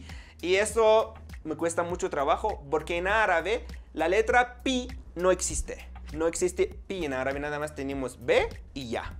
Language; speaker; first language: Spanish; non-native, fluent; Arabic